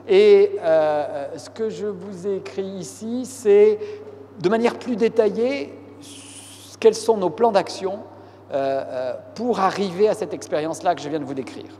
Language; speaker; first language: French; native; French